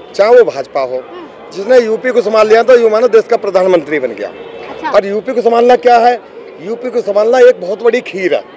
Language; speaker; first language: Hindi; native; Hindi